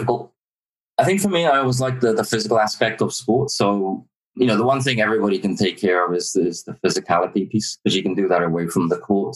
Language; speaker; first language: English; native; English